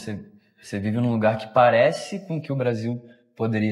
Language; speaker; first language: Portuguese; native; Portuguese